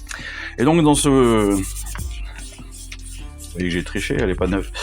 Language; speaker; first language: French; native; French